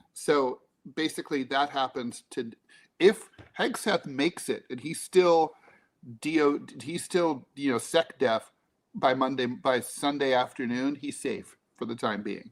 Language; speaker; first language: English; native; English